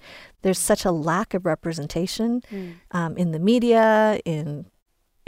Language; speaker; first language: English; early bilingual, other home language; Chinese